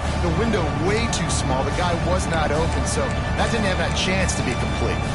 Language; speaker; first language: English; native; English